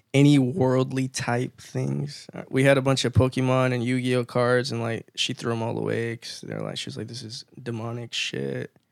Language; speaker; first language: English; early bilingual, other home language; Spanish